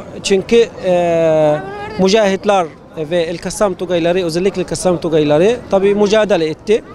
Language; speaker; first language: Turkish; non-native, fluent; Arabic